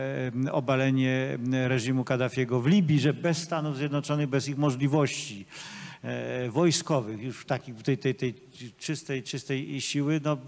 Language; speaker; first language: Polish; native; Polish